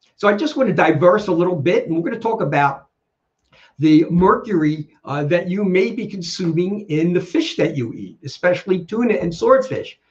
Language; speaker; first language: English; native; English